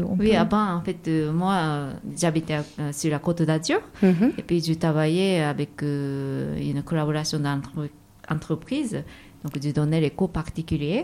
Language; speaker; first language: French; non-native, fluent; Japanese